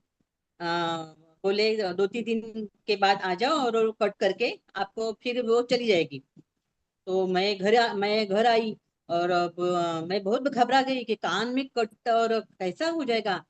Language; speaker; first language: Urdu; non-native, local second language; Marathi